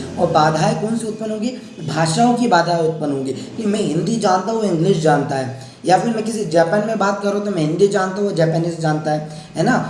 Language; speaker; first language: Hindi; native; Hindi